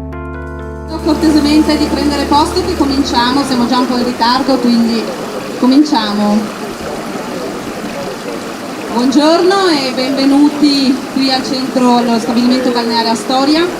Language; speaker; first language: Italian; native; Italian